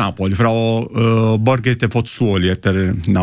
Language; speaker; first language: Icelandic; non-native, learner; Italian